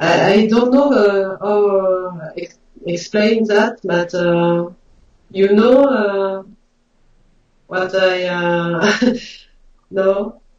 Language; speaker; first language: English; non-native, learner; French